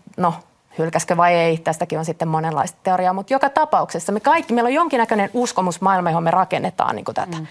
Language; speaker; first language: Finnish; native; Finnish